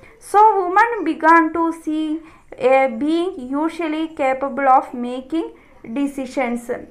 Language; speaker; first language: English; non-native, local second language; Malayalam